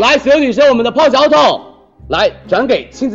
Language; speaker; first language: Chinese; native; Chinese